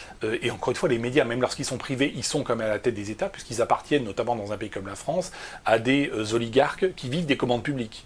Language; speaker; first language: French; native; French